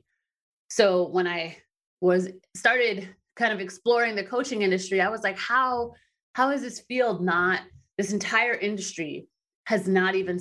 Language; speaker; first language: English; native; English